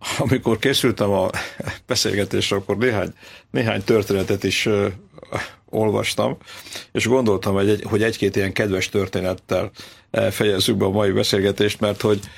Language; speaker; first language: Hungarian; native; Hungarian